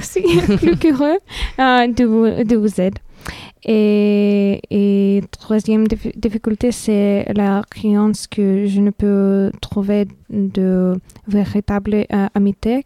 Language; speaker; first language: French; non-native, fluent; Lithuanian